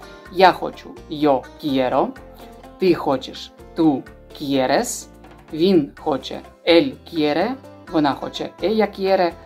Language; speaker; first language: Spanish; non-native, fluent; Ukrainian